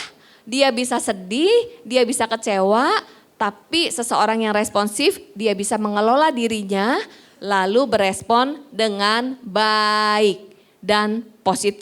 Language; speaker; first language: Indonesian; native; Indonesian